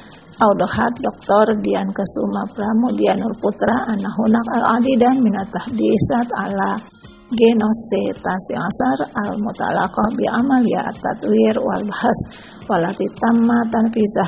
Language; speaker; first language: Arabic; non-native, fluent; Indonesian